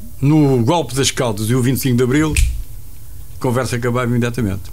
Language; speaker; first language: Portuguese; native; Portuguese